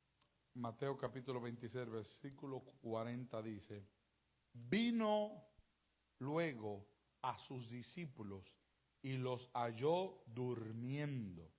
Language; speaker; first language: Spanish; native; Spanish